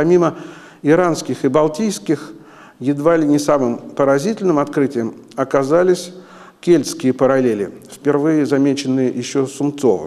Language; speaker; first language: Russian; native; Russian